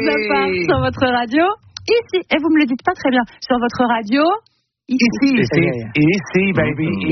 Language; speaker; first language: French; native; French